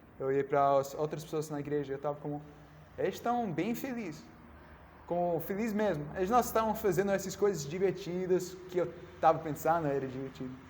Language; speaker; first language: Portuguese; non-native, learner; English